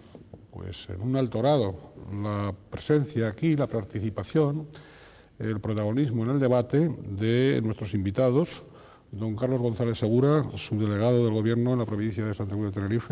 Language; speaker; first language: Spanish; native; Spanish